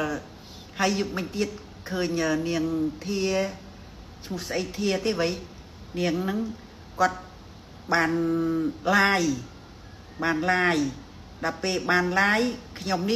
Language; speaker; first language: Khmer; native; Khmer